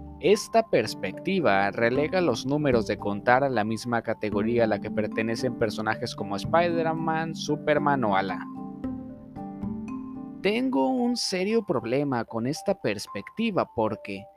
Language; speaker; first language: Spanish; native; Spanish